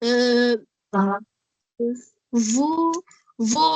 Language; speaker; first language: French; non-native, learner; Arabic